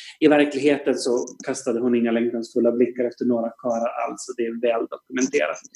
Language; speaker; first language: Swedish; native; Swedish